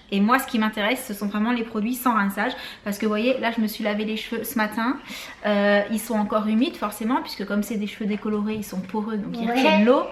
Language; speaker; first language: French; native; French